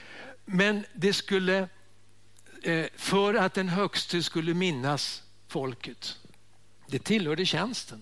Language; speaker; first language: Swedish; native; Swedish